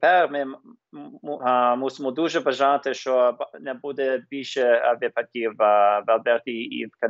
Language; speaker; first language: Ukrainian; early bilingual, heritage; English